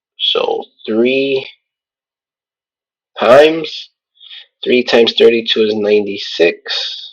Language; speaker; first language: English; native; English